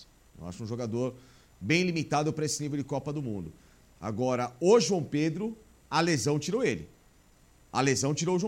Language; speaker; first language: Portuguese; native; Portuguese